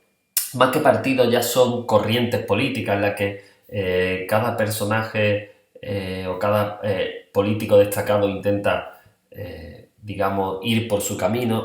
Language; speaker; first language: Spanish; native; Spanish